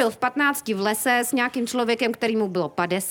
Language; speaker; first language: Czech; native; Czech